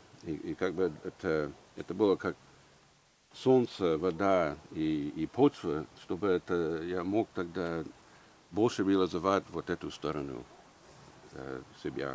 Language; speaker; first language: Russian; early bilingual, heritage; English